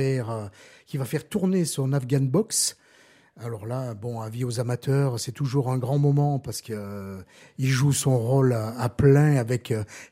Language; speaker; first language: French; native; French